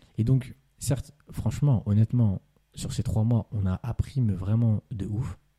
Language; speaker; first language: French; native; French